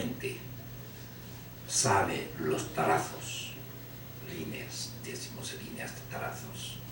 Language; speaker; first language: Spanish; non-native, learner; Chinese